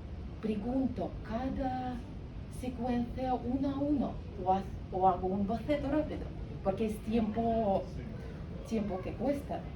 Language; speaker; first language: Spanish; non-native, learner; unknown